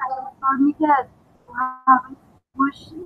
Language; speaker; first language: English; non-native, fluent; Spanish